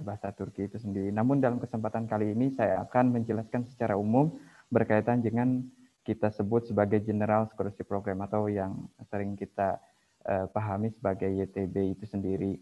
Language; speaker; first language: Indonesian; native; Indonesian